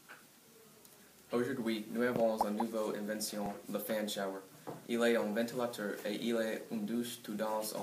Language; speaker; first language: French; non-native, learner; English